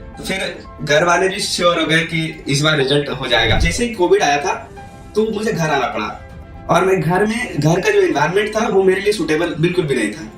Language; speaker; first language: Hindi; native; Hindi